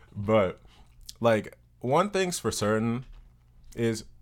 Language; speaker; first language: English; early bilingual, other home language; Yoruba